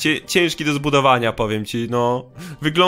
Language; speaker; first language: Polish; native; Polish